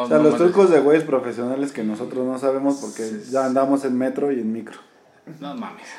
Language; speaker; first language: Spanish; native; Spanish